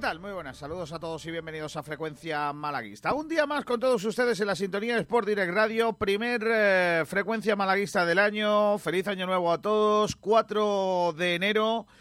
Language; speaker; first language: Spanish; native; Spanish